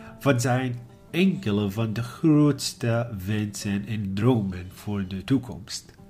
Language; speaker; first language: Dutch; non-native, learner; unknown